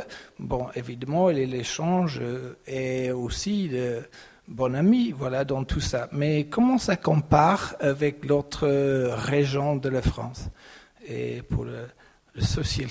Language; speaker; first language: French; non-native, fluent; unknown